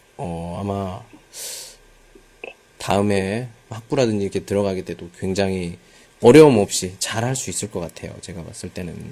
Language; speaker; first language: Korean; native; Korean